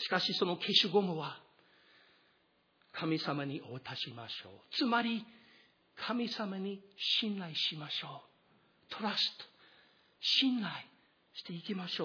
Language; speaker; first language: Japanese; non-native, fluent; English